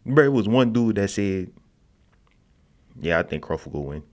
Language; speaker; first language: English; native; English